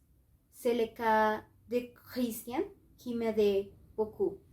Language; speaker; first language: French; non-native, learner; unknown